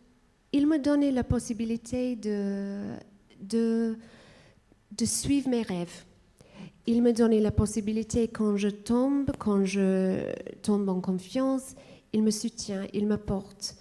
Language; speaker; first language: French; non-native, fluent; English